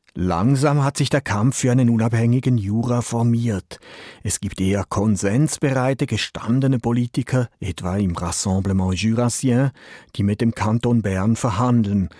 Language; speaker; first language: German; native; German